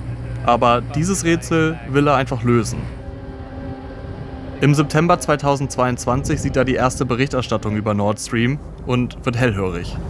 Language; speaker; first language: German; native; German